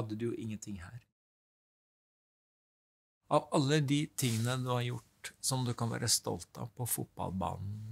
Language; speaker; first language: Norwegian; native; Norwegian